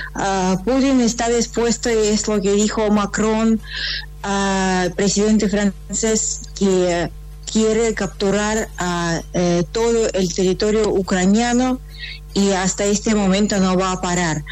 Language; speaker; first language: Spanish; non-native, fluent; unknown